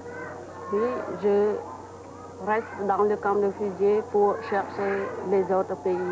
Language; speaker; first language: French; non-native, learner; Khmer